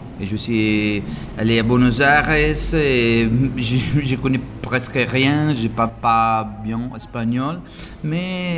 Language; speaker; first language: French; non-native, learner; Italian